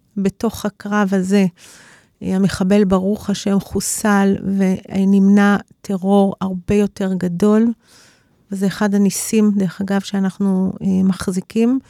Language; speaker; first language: Hebrew; early bilingual, other home language; English